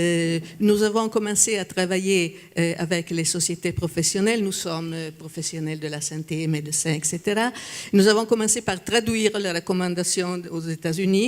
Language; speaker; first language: French; non-native, fluent; Italian